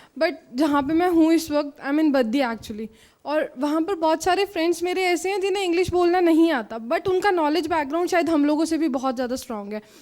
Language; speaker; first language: Hindi; native; Hindi